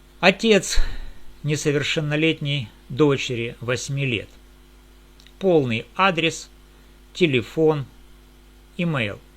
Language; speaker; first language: Russian; native; Russian